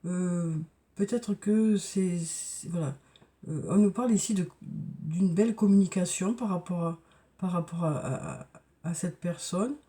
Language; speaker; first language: French; native; French